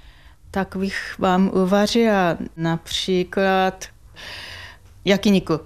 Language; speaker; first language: Czech; non-native, fluent; Japanese